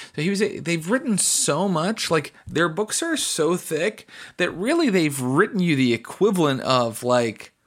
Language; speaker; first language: English; native; English